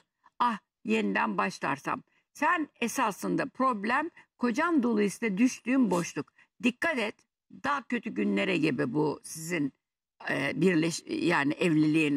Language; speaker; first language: Turkish; native; Turkish